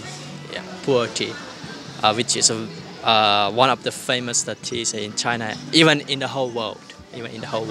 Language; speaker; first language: English; non-native, learner; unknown